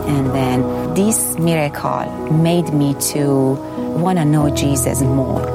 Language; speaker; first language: English; non-native, fluent; Persian